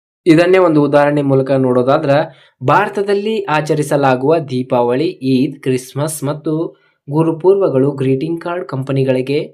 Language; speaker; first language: Kannada; native; Kannada